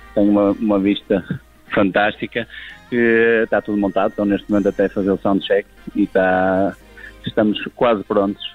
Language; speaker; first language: Portuguese; native; Portuguese